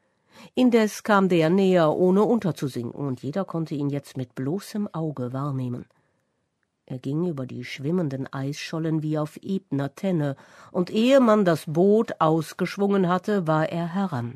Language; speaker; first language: German; native; German